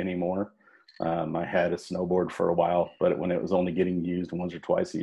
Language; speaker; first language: English; native; English